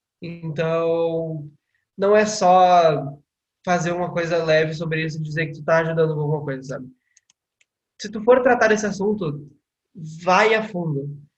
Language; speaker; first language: Portuguese; native; Portuguese